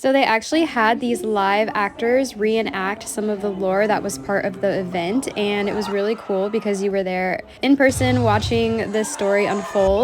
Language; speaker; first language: English; native; English